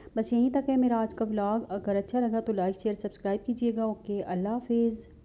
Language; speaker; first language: Urdu; non-native, local second language; Punjabi